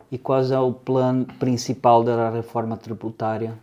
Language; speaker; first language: Spanish; non-native, fluent; Portuguese